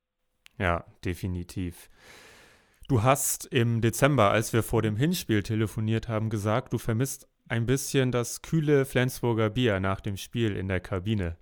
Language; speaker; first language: German; native; German